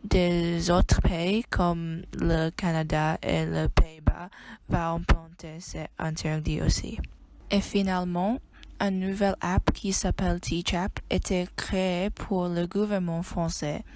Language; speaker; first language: French; non-native, learner; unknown